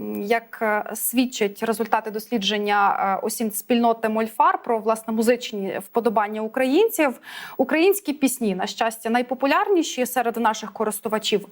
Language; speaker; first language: Ukrainian; native; Ukrainian